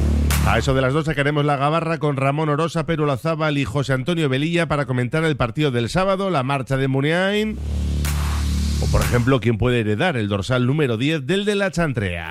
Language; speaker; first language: Spanish; native; Spanish